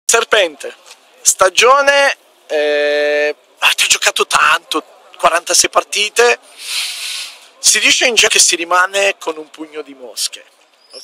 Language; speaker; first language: Italian; native; Italian